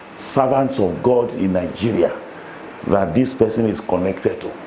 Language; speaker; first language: English; non-native, local second language; Yoruba